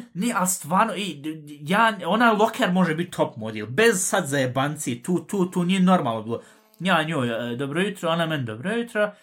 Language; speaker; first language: Bosnian; early bilingual, heritage; Bosnian